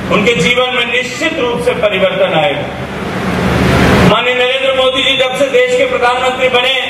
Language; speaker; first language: Hindi; native; Hindi